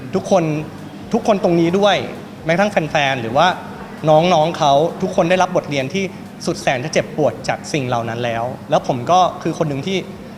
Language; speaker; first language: Thai; native; Thai